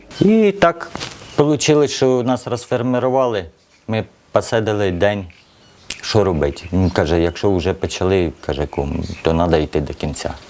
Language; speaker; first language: Ukrainian; early bilingual, other home language; Russian